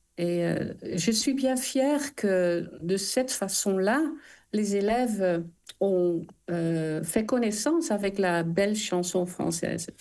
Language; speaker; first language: French; non-native, fluent; Dutch